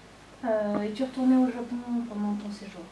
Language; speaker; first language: French; native; French